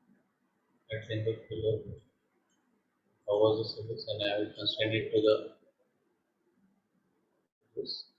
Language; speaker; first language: English; non-native, fluent; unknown